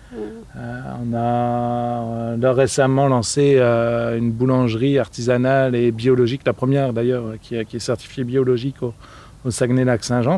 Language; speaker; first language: French; native; French